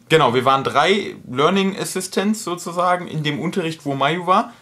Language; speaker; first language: German; native; German